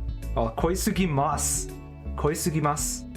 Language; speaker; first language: Japanese; non-native, learner; English